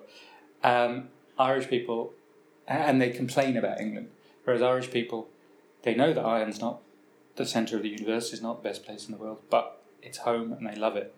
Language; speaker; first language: English; native; English